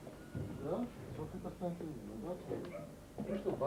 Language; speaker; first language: Russian; non-native, local second language; Georgian